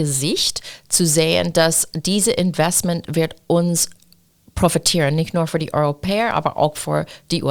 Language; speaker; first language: German; non-native, fluent; English